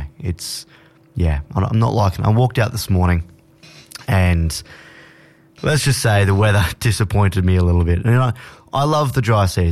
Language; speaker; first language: English; native; English